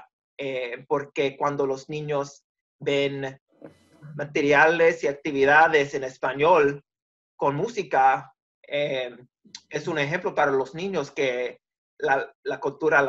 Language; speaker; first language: Spanish; early bilingual, heritage; Spanish